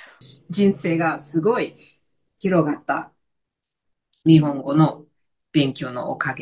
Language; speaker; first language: Japanese; non-native, fluent; English